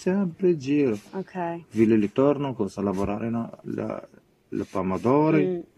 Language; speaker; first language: Italian; non-native, learner; Arabic